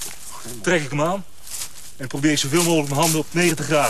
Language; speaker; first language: Dutch; native; Dutch